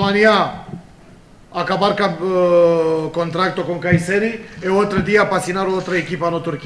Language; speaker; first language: Portuguese; non-native, fluent; Romanian